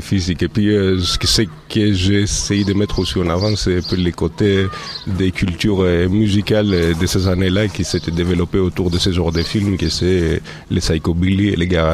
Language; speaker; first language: French; native; French